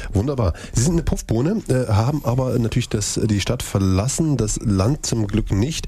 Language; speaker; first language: German; native; German